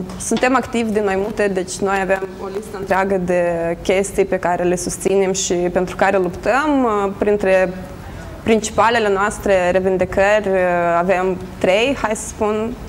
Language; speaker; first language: Romanian; native; Romanian